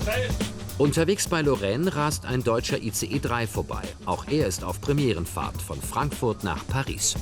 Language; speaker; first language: German; native; German